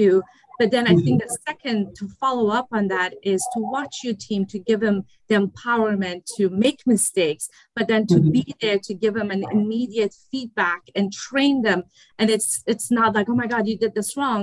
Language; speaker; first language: English; non-native, fluent; German